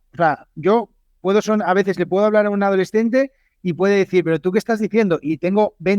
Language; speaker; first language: Spanish; native; Spanish